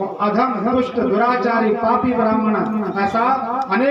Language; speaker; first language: Hindi; native; Hindi